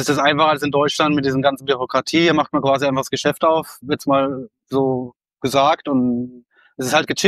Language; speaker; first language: German; native; German